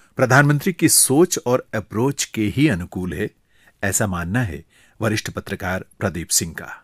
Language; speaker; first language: Hindi; native; Hindi